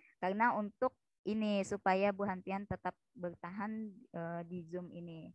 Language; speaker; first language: Indonesian; native; Indonesian